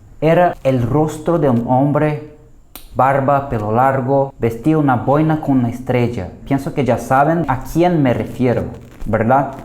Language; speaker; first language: Spanish; non-native, fluent; Portuguese